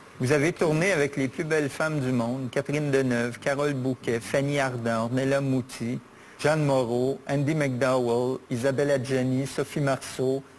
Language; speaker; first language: French; native; French